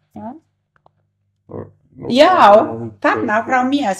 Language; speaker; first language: Icelandic; non-native, learner; Thai